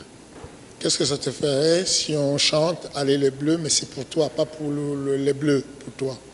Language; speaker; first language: French; native; French